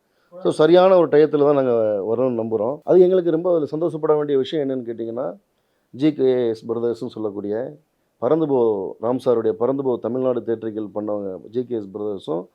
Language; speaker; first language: Tamil; native; Tamil